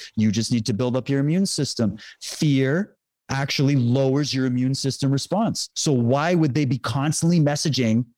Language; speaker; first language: English; native; English